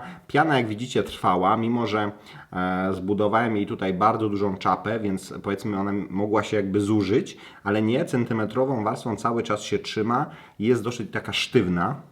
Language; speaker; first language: Polish; native; Polish